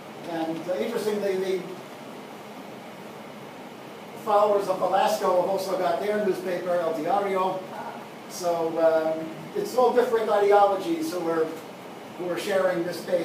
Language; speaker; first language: English; native; English